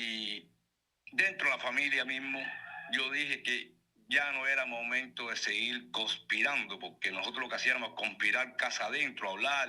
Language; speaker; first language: Spanish; native; Spanish